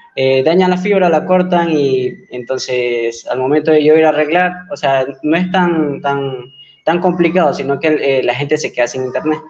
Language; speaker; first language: Spanish; native; Spanish